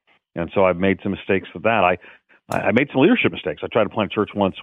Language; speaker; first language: English; native; English